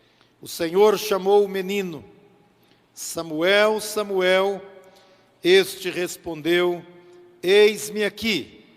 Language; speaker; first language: Portuguese; native; Portuguese